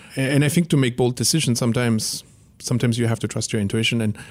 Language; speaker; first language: English; non-native, fluent; German